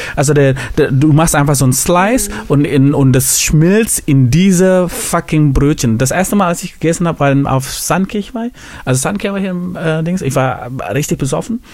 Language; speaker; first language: German; non-native, fluent; Indonesian